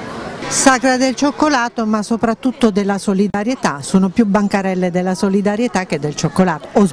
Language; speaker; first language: Italian; native; Italian